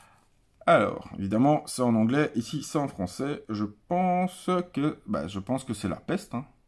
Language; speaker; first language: French; native; French